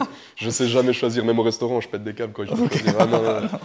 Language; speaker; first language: French; early bilingual, other home language; Romanian